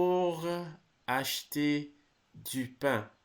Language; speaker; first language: French; non-native, fluent; English